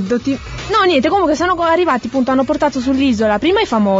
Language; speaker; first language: Italian; native; Italian